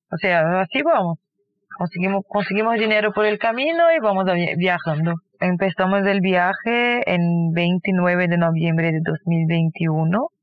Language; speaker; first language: Spanish; non-native, fluent; Portuguese